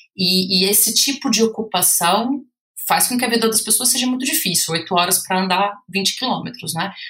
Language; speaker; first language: Portuguese; native; Portuguese